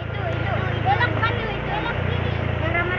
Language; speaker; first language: Indonesian; native; Indonesian